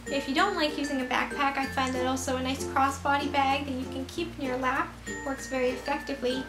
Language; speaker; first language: English; native; English